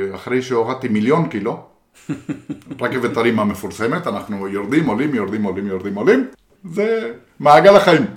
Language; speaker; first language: Hebrew; non-native, fluent; Spanish